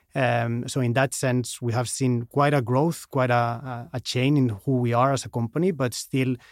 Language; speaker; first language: English; non-native, fluent; Spanish